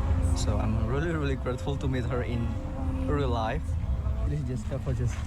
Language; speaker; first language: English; non-native, learner; Indonesian